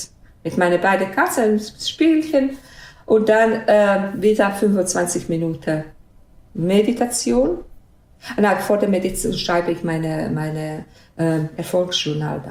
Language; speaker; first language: German; non-native, fluent; Bosnian